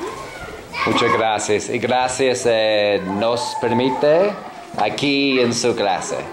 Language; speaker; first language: Spanish; non-native, learner; English